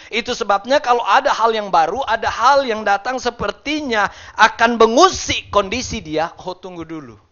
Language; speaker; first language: Indonesian; native; Indonesian